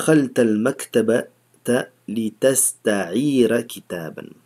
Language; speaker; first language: Arabic; non-native, fluent; French